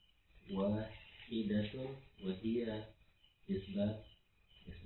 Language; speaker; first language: Arabic; non-native, learner; Indonesian